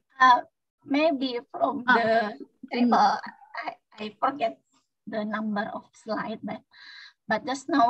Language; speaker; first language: English; non-native, learner; Indonesian